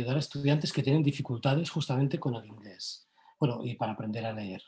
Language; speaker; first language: Spanish; non-native, local second language; Catalan